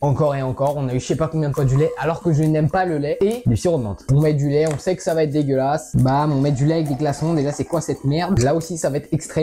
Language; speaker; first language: French; native; French